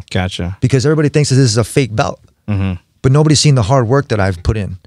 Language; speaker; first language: English; native; English